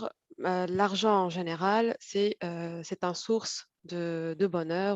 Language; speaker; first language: French; non-native, fluent; Arabic